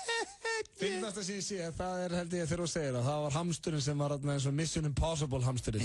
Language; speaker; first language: Icelandic; native; Icelandic